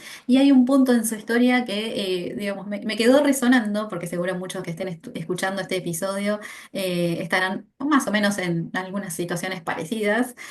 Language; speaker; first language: Spanish; native; Spanish